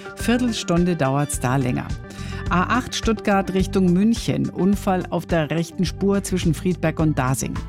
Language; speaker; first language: German; native; German